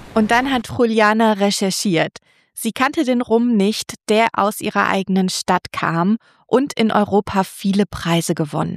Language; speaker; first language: German; native; German